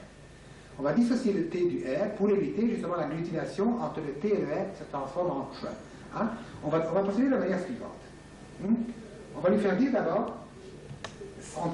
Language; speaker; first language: French; native; French